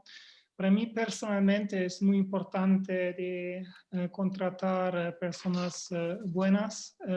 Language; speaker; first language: Spanish; non-native, fluent; German